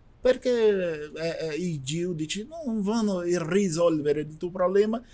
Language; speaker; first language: Italian; non-native, learner; Portuguese